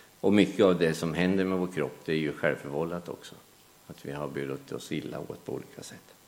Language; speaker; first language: Swedish; native; Swedish